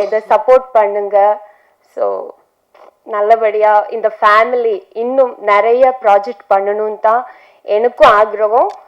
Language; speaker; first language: Tamil; non-native, learner; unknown